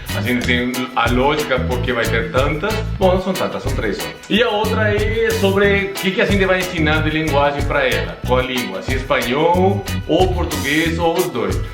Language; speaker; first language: Portuguese; non-native, fluent; Spanish